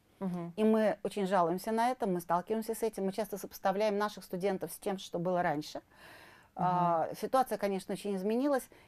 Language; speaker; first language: Russian; native; Russian